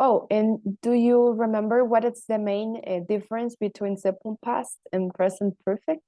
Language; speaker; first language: English; non-native, fluent; Spanish